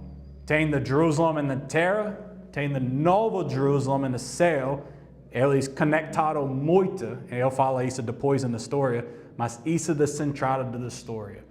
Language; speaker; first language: Portuguese; non-native, learner; English